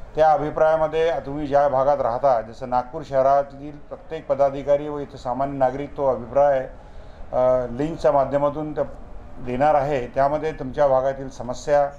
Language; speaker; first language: Marathi; native; Marathi